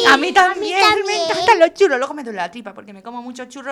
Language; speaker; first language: Spanish; native; Spanish